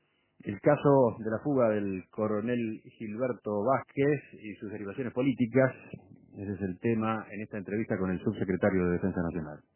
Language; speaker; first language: Spanish; native; Spanish